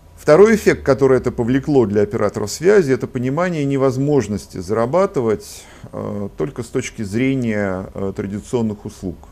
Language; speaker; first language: Russian; native; Russian